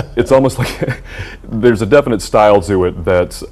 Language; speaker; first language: English; native; English